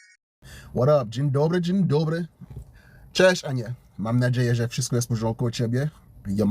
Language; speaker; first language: Polish; non-native, learner; English